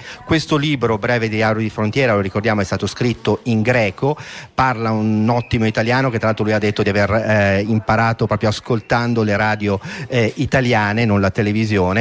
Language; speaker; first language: Italian; native; Italian